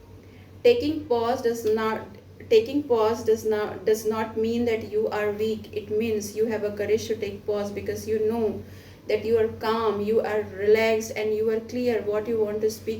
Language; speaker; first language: English; non-native, local second language; Hindi